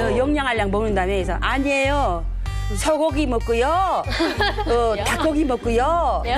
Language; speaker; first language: Korean; native; Korean